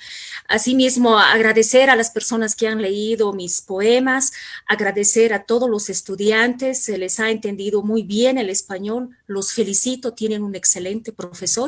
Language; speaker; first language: Spanish; native; Spanish